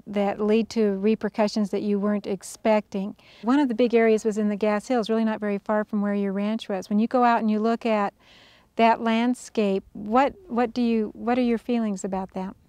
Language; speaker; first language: English; native; English